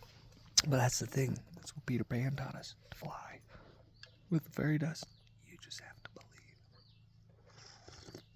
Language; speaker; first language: English; native; English